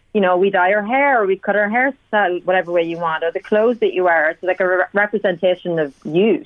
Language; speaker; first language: English; native; English